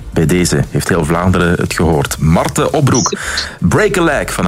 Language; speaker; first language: Dutch; native; Dutch